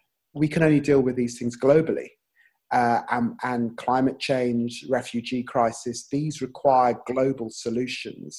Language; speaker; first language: English; native; English